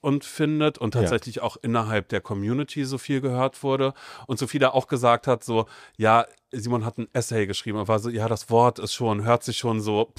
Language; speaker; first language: German; native; German